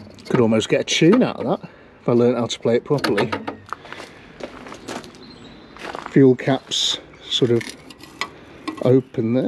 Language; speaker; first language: English; native; English